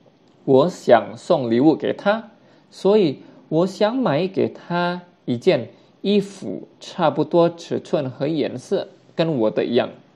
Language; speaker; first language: Chinese; non-native, fluent; Indonesian